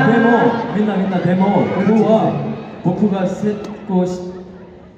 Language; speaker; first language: Japanese; non-native, learner; Korean